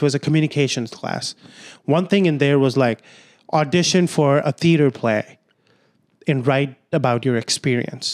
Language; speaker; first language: English; non-native, local second language; Urdu